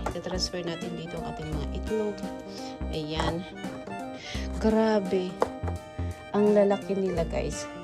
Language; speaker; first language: Filipino; native; Filipino